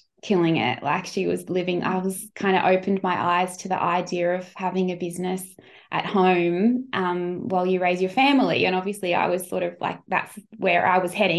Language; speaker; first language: English; native; English